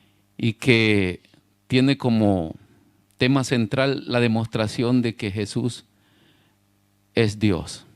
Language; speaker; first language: Spanish; native; Spanish